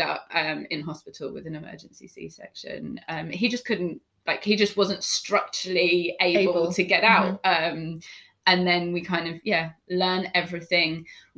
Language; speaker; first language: English; native; English